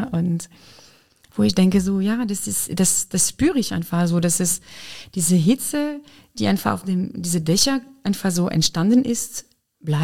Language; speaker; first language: German; non-native, fluent; French